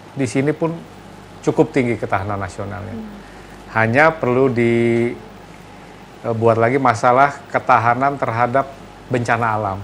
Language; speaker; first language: Indonesian; native; Indonesian